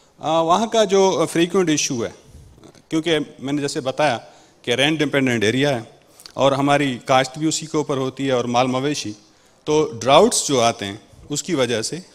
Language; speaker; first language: Urdu; non-native, local second language; Sindhi